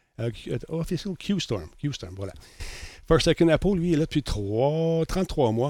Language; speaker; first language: French; native; French